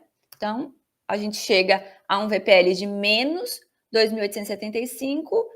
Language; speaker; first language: Portuguese; native; Portuguese